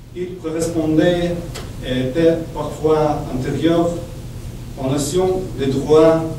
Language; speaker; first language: French; non-native, fluent; Ukrainian